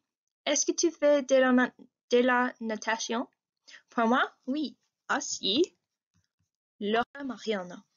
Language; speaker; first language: French; non-native, learner; English